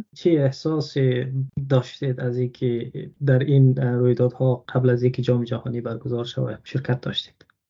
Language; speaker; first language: Persian; native; Persian